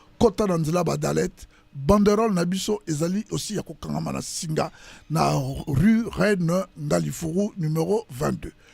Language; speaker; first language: Lingala; native; Lingala